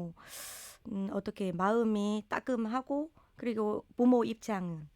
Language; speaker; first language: Korean; non-native, learner; Vietnamese